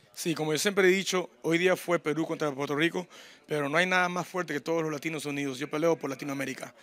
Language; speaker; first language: Spanish; native; Spanish